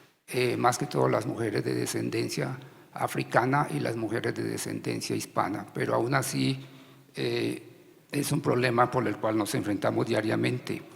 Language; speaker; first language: Spanish; native; Spanish